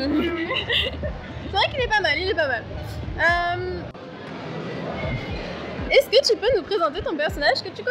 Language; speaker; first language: French; native; French